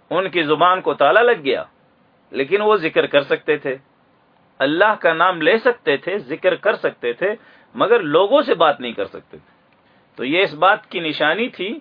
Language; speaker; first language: Urdu; native; Urdu